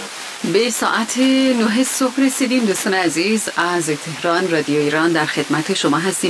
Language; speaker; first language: Persian; native; Persian